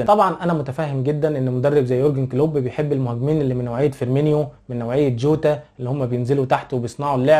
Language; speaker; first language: Arabic; native; Arabic